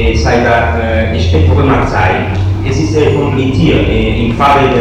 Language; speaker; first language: German; non-native, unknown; Spanish